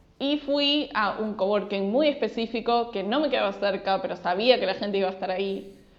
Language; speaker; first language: Spanish; native; Spanish